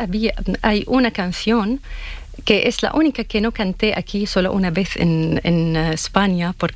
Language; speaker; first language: Spanish; non-native, learner; Arabic